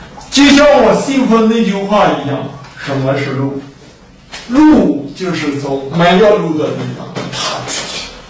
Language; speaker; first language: Chinese; native; Chinese